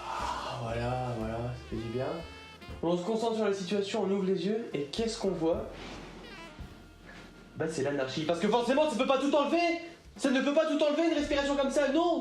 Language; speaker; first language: French; native; French